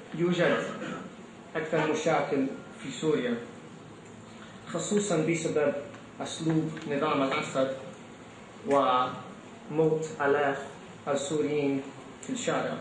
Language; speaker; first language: Arabic; non-native, fluent; English